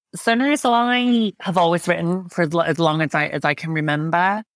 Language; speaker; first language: English; native; English